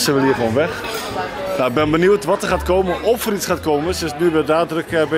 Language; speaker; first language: Dutch; native; Dutch